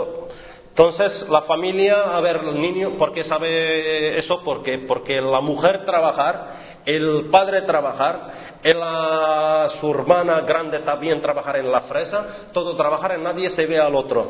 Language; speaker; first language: Spanish; non-native, fluent; Arabic